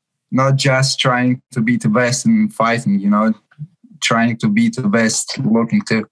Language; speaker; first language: English; non-native, fluent; Georgian